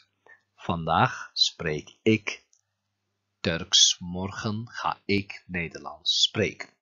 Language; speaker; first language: Dutch; non-native, fluent; Turkish